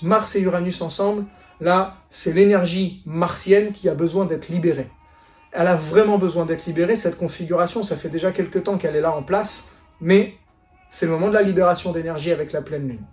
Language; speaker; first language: French; native; French